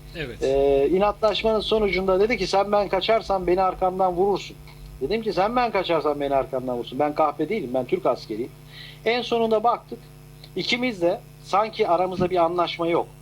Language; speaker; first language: Turkish; native; Turkish